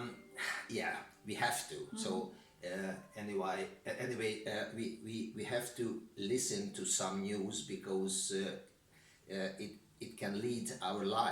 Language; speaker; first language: English; non-native, learner; Hungarian